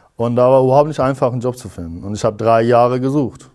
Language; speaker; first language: German; non-native, fluent; Persian